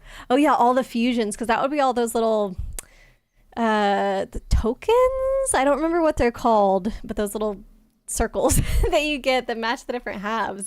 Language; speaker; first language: English; native; English